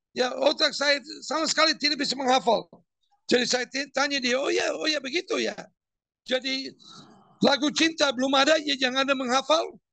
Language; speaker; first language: Indonesian; non-native, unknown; English